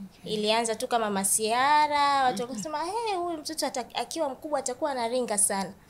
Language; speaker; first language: Swahili; native; Swahili